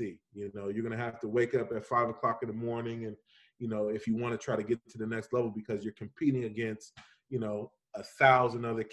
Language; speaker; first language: English; native; English